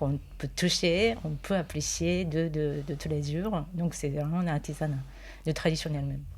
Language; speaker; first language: French; non-native, fluent; Japanese